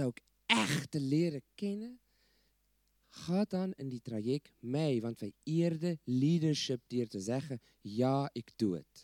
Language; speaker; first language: Dutch; non-native, fluent; English